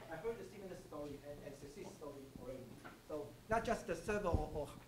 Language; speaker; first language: English; non-native, fluent; Chinese